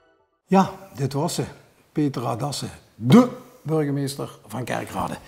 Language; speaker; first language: Dutch; native; Dutch